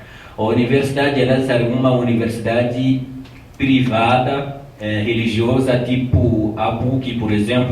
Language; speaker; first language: Portuguese; non-native, fluent; Tamasheq